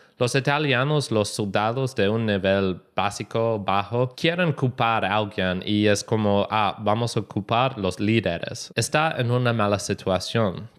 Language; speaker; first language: Spanish; non-native, learner; English